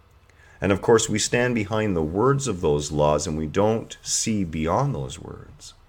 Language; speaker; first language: English; native; English